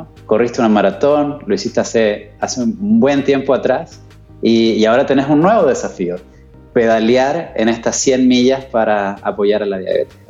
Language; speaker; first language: Spanish; native; Spanish